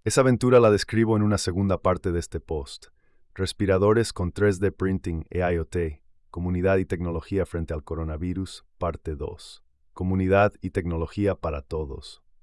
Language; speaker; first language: Spanish; native; Spanish